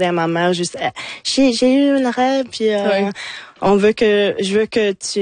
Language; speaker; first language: French; non-native, local second language; English